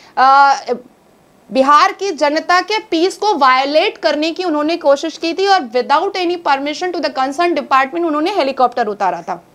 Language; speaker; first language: Hindi; native; Hindi